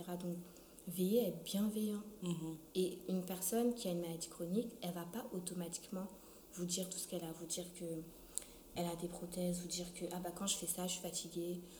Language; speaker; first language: French; early bilingual, other home language; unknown